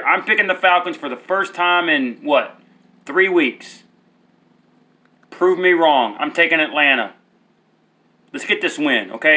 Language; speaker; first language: English; native; English